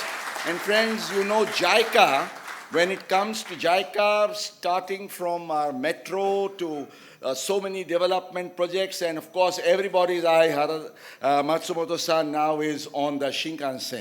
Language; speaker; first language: English; non-native, local second language; Gujarati